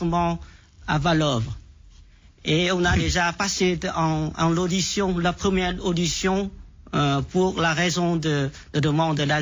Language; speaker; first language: French; non-native, fluent; Vietnamese